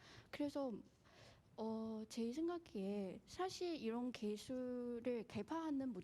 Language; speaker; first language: Korean; non-native, fluent; Chinese